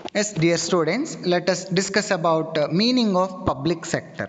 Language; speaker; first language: English; non-native, local second language; Kannada